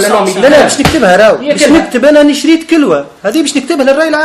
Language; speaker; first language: Arabic; native; Arabic